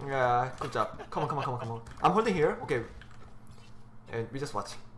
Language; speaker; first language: English; non-native, learner; Korean